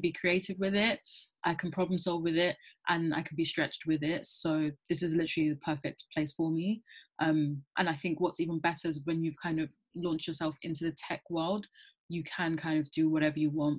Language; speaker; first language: English; native; English